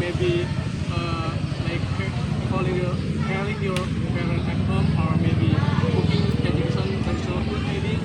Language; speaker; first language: English; non-native, learner; Indonesian